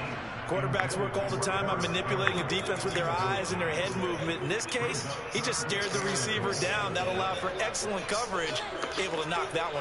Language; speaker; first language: English; native; English